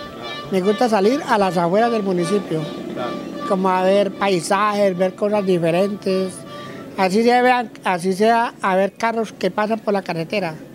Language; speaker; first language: Spanish; native; Spanish